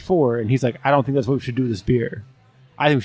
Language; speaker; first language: English; native; English